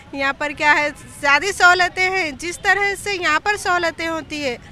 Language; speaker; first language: Hindi; non-native, local second language; Urdu